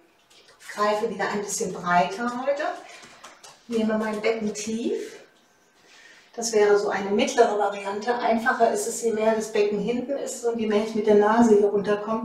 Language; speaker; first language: German; native; German